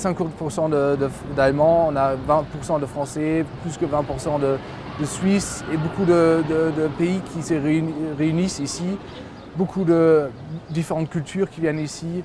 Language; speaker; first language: French; non-native, fluent; German